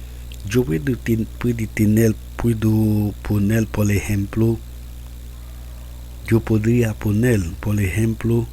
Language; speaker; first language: Spanish; non-native, learner; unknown